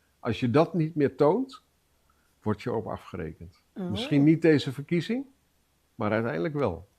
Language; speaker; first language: Dutch; native; Dutch